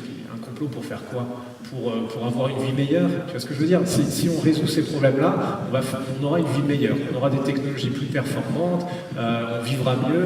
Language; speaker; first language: French; native; French